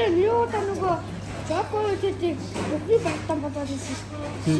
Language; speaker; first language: Mongolian; early bilingual, heritage; Mongolian